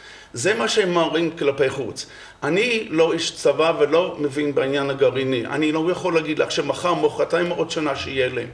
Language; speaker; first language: Hebrew; non-native, fluent; English